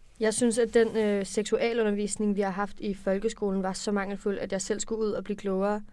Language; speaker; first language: Danish; native; Danish